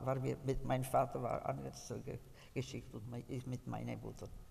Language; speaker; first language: German; non-native, fluent; Czech